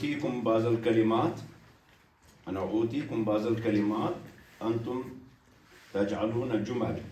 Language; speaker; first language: Arabic; non-native, learner; Kashmiri